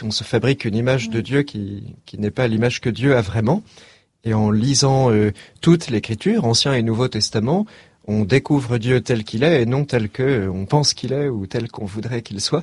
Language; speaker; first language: French; native; French